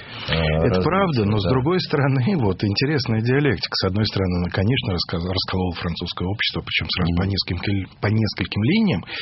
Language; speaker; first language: Russian; native; Russian